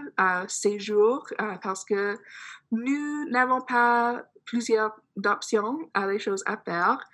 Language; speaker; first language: French; non-native, fluent; English